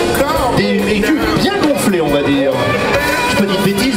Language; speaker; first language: French; native; French